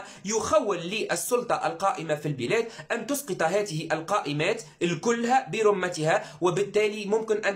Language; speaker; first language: Arabic; native; Arabic